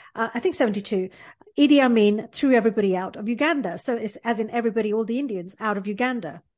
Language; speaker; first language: English; early bilingual, other home language; Gujarati